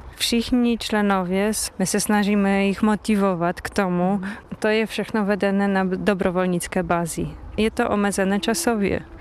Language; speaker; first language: Czech; non-native, fluent; Polish